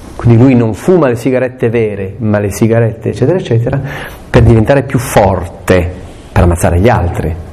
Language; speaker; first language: Italian; non-native, local second language; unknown